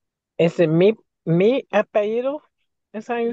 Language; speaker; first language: Spanish; non-native, learner; English